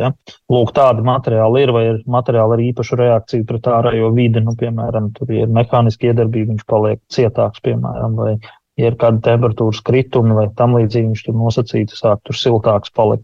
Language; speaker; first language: Latvian; native; Latvian